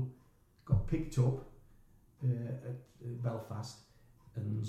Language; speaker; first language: English; native; English